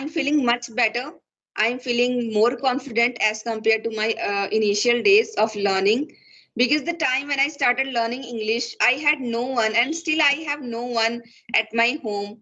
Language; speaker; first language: English; non-native, fluent; Hindi